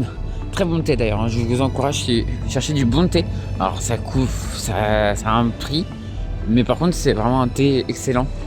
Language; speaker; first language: French; native; French